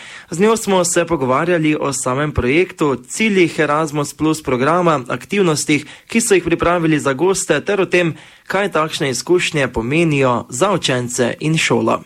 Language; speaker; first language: Slovenian; native; Slovenian